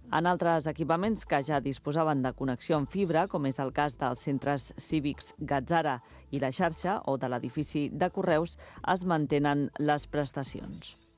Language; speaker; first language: Catalan; native; Catalan